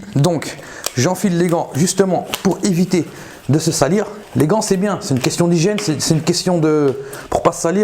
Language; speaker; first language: French; native; French